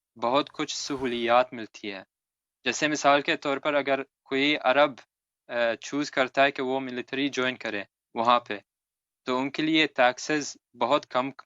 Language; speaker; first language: Urdu; non-native, fluent; Arabic